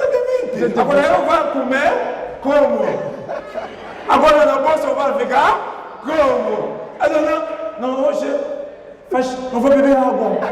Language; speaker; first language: Portuguese; non-native, learner; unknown